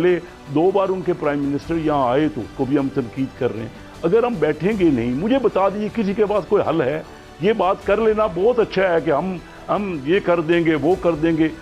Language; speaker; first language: Urdu; native; Urdu